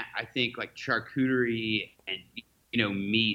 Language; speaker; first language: English; native; English